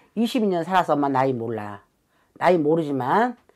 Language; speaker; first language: Korean; native; Korean